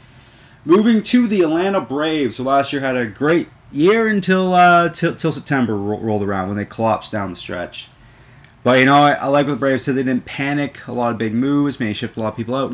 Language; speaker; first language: English; native; English